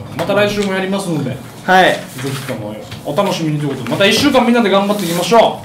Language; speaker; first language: Japanese; native; Japanese